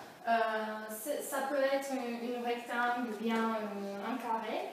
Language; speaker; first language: French; non-native, fluent; Turkish